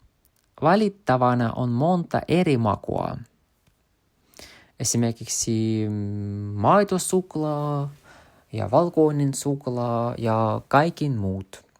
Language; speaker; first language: Finnish; non-native, learner; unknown